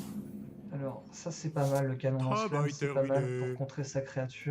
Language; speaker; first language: French; native; French